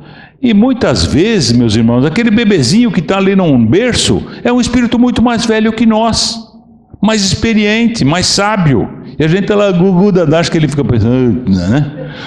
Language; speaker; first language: Portuguese; native; Portuguese